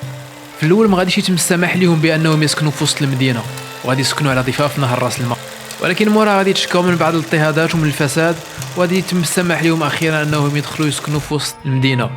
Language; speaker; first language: Arabic; native; Arabic